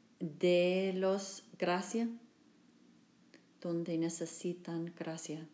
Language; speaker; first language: Spanish; non-native, learner; English